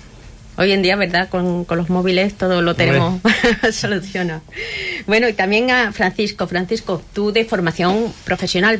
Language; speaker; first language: Spanish; native; Spanish